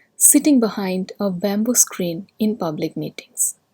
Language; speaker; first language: English; non-native, local second language; Assamese